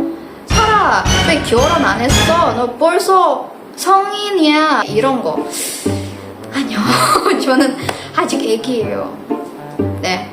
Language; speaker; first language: Korean; non-native, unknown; Indonesian